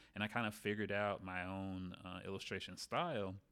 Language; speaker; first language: English; native; English